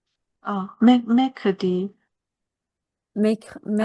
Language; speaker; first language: French; non-native, learner; Chinese